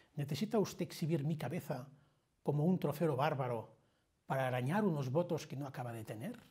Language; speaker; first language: Spanish; non-native, local second language; Catalan